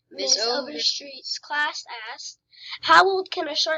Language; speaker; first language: English; native; English